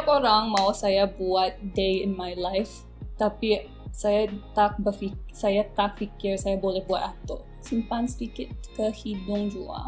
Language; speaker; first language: Indonesian; non-native, local second language; English